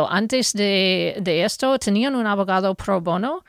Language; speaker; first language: Spanish; non-native, fluent; English